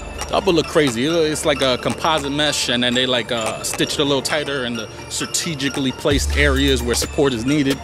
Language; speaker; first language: English; native; English